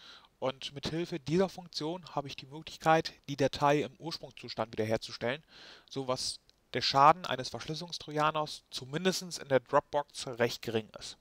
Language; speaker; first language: German; native; German